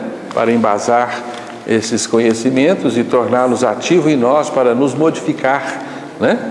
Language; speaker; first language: Portuguese; native; Portuguese